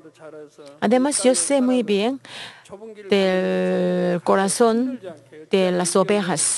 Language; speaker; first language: Spanish; non-native, learner; Korean